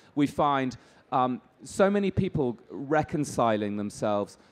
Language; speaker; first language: English; native; English